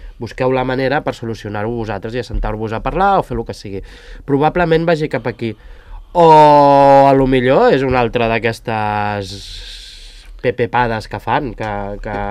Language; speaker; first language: Catalan; native; Catalan